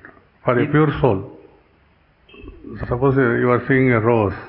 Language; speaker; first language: English; non-native, local second language; Kannada